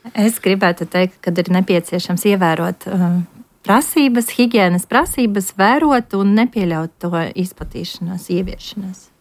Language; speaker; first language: Latvian; non-native, local second language; Russian